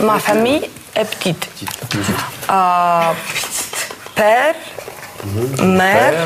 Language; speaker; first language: French; non-native, learner; Russian